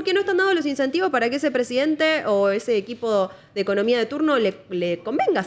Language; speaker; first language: Spanish; native; Spanish